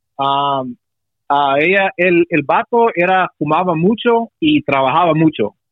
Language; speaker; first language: Spanish; early bilingual, heritage; Spanish